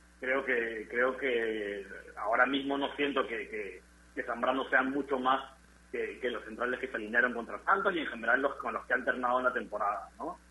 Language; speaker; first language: Spanish; native; Spanish